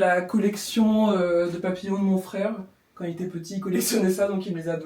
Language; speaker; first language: French; native; French